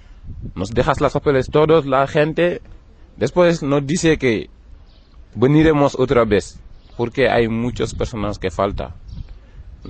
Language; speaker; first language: Spanish; non-native, learner; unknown